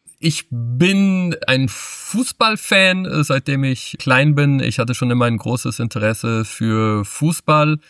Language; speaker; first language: German; early bilingual, other home language; Portuguese